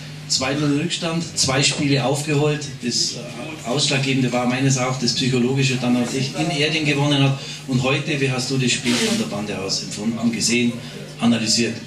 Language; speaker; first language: German; native; German